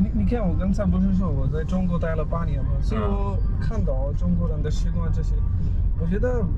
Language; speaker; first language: Chinese; non-native, fluent; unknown